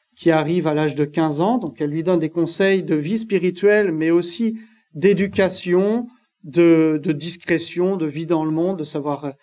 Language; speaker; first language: French; native; French